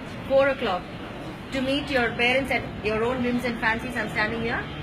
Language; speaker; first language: English; non-native, local second language; Tamil